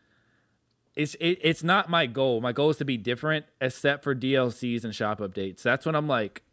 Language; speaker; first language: English; native; English